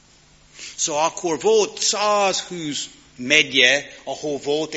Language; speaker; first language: Hungarian; non-native, learner; English